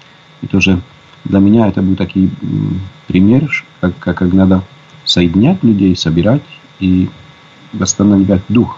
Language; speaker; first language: Russian; non-native, fluent; Polish